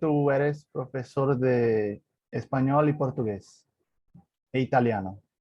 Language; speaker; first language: Spanish; non-native, fluent; Portuguese